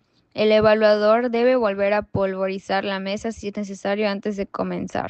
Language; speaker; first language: Spanish; native; Spanish